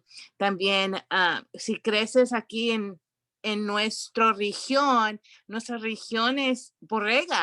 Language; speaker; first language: Spanish; early bilingual, heritage; Spanish